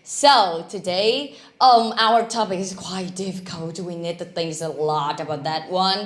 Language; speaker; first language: English; non-native, learner; Vietnamese